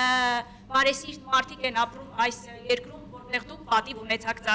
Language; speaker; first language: Armenian; native; Armenian